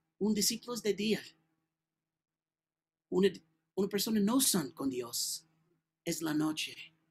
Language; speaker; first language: Spanish; non-native, learner; English